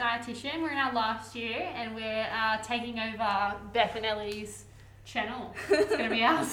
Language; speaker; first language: English; native; English